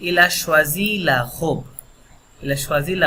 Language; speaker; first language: French; non-native, fluent; Bangla